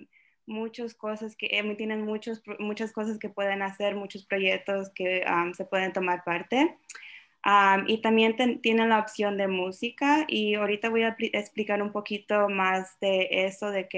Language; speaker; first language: Spanish; early bilingual, other home language; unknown